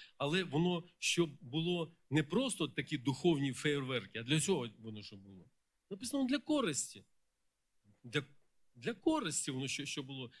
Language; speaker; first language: Ukrainian; non-native, local second language; Russian